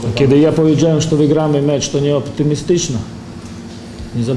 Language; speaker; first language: Polish; non-native, learner; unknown